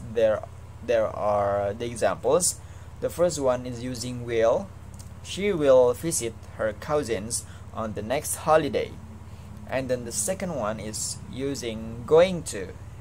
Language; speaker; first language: English; non-native, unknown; Indonesian